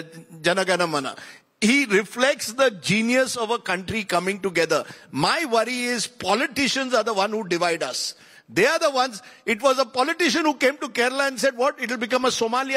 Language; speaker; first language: English; non-native, local second language; Konkani